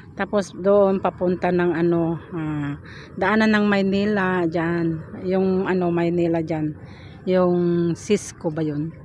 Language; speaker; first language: Filipino; non-native, local second language; Iloko